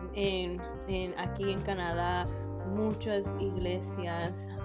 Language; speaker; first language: Spanish; early bilingual, heritage; English